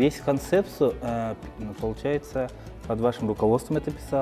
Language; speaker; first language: Russian; non-native, local second language; Kyrgyz